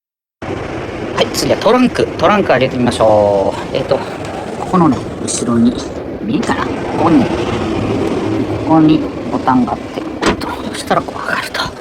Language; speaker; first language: Japanese; native; Japanese